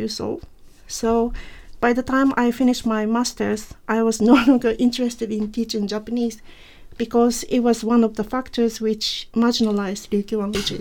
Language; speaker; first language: English; non-native, fluent; Japanese